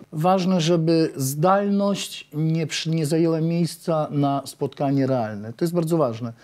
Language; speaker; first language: Polish; native; Polish